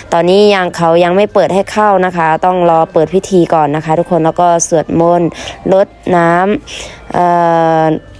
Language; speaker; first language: Thai; non-native, fluent; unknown